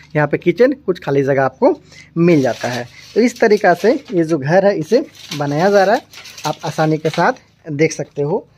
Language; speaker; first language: Hindi; native; Hindi